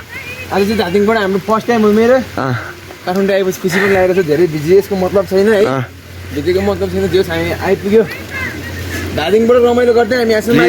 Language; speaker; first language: Nepali; native; Nepali